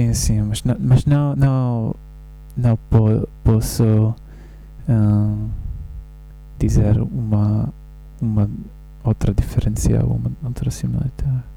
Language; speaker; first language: Portuguese; non-native, learner; Czech